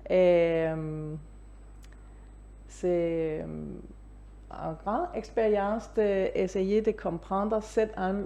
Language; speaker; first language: French; non-native, fluent; Danish